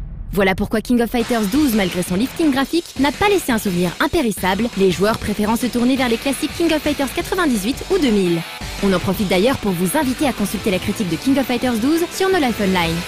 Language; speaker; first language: French; native; French